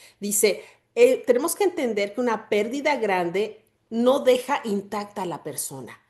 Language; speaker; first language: Spanish; native; Spanish